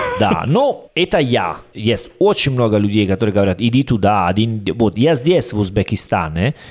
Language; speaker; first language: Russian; non-native, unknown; Italian